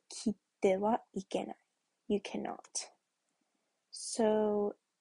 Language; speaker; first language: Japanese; early bilingual, heritage; English